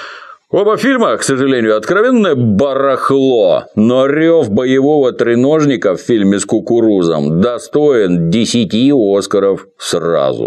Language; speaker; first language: Russian; native; Russian